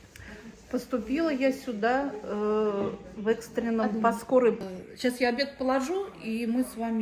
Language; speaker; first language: Russian; native; Russian